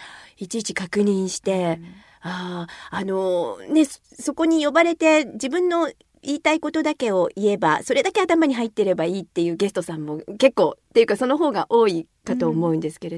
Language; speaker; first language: Japanese; native; Japanese